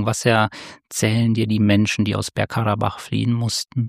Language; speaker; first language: German; native; German